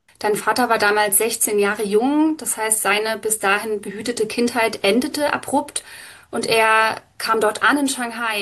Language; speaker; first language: German; native; German